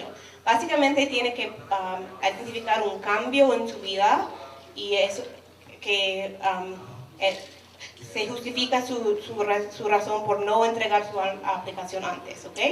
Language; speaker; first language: Spanish; non-native, fluent; English